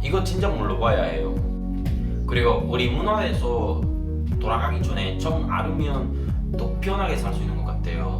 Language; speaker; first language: Korean; non-native, learner; Spanish